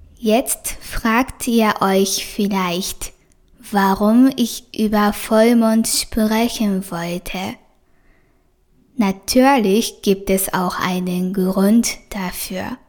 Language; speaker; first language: German; non-native, fluent; Japanese